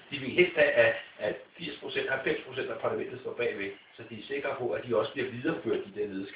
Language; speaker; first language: Danish; native; Danish